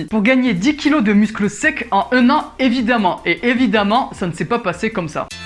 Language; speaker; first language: French; native; French